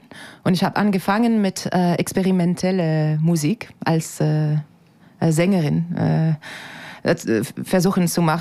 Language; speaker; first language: German; non-native, fluent; French